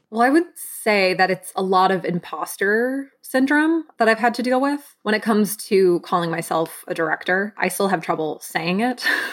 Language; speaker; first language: English; native; English